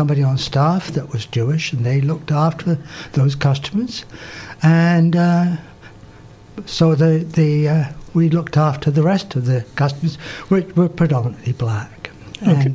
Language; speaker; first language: English; native; English